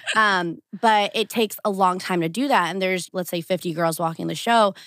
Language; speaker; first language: English; early bilingual, other home language; Portuguese